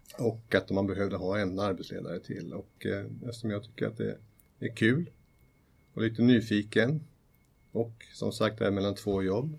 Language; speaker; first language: Swedish; native; Swedish